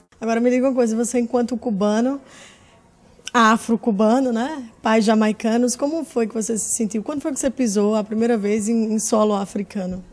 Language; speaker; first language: Portuguese; native; Portuguese